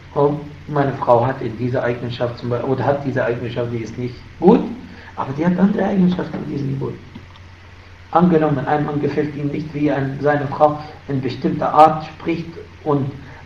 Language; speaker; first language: German; non-native, fluent; Arabic